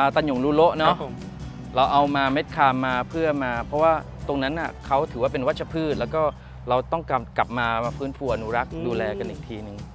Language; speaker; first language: Thai; native; Thai